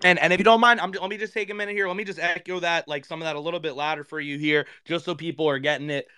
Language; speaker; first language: English; native; English